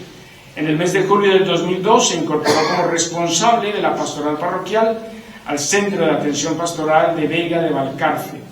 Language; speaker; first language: Spanish; native; Spanish